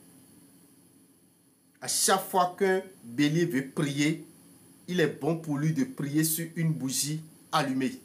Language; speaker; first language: French; non-native, local second language; Fon